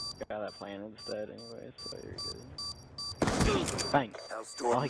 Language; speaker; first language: English; native; English